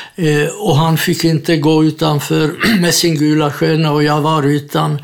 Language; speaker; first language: Swedish; non-native, fluent; Czech